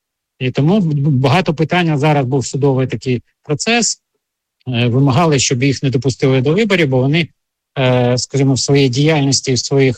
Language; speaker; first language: Ukrainian; native; Ukrainian